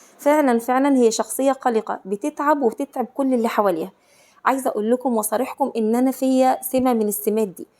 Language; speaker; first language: Egyptian Arabic; native; Egyptian Arabic